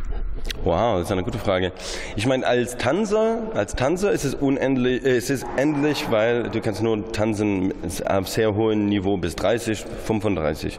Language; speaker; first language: German; non-native, fluent; English